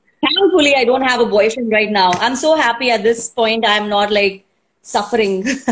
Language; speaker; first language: English; non-native, local second language; Hindi